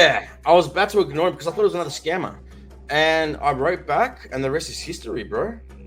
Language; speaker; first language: English; native; English